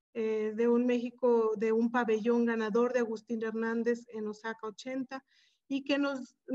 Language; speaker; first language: Spanish; native; Spanish